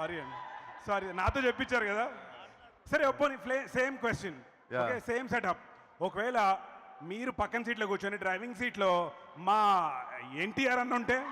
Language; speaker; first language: Telugu; native; Telugu